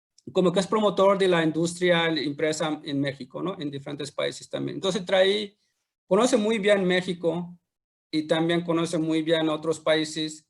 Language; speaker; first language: Spanish; non-native, fluent; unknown